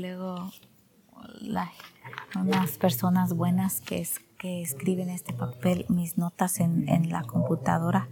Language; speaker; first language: Spanish; early bilingual, heritage; Spanish